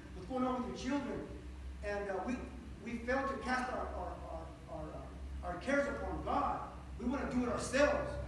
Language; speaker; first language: English; early bilingual, other home language; Spanish